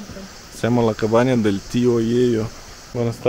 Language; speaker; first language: Spanish; non-native, fluent; Russian